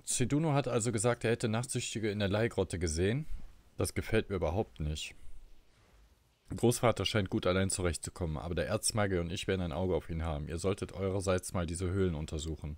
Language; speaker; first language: German; native; German